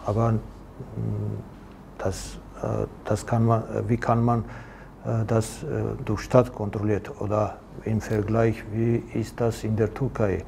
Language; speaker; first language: German; non-native, learner; Georgian